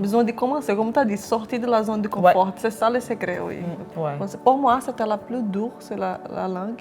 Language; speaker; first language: French; non-native, fluent; Portuguese